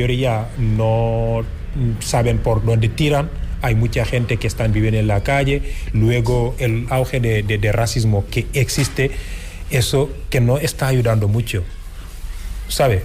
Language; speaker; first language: Spanish; non-native, fluent; Wolof